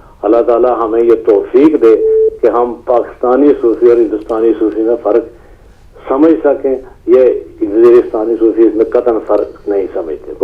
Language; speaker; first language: Urdu; native; Urdu